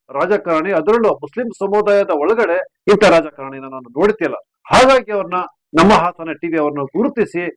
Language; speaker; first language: Kannada; native; Kannada